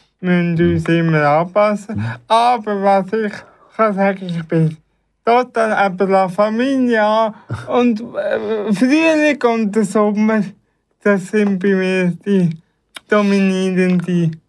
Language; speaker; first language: German; early bilingual, other home language; Italian